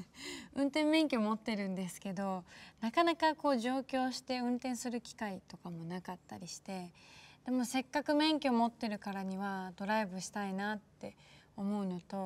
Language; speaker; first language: Japanese; native; Japanese